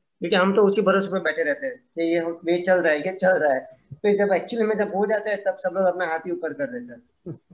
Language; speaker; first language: Hindi; non-native, local second language; Gujarati